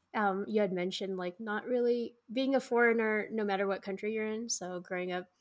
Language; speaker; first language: English; native; English